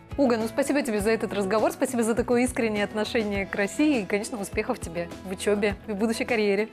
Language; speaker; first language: Russian; native; Russian